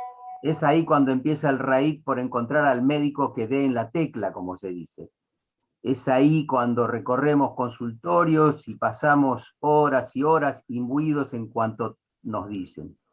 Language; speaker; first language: Spanish; native; Spanish